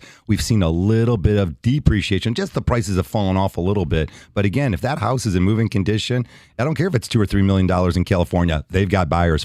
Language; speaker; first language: English; native; English